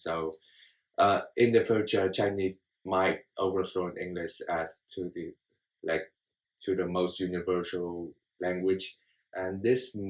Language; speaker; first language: English; non-native, fluent; Vietnamese